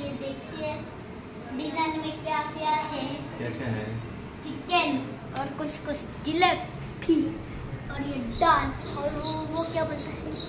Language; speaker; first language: Hindi; non-native, local second language; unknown